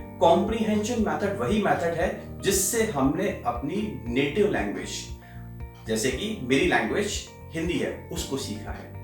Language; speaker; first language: Hindi; native; Hindi